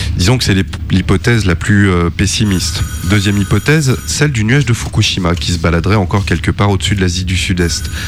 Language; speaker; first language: French; native; French